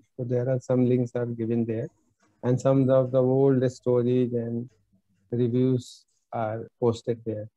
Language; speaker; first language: English; non-native, local second language; Bhojpuri